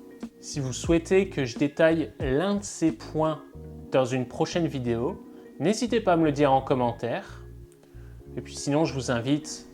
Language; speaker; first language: French; native; French